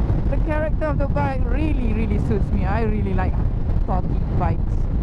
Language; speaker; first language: English; non-native, local second language; Malay